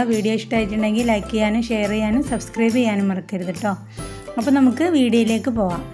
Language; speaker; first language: Malayalam; native; Malayalam